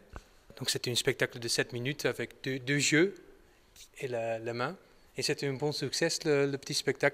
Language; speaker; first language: French; non-native, learner; Dutch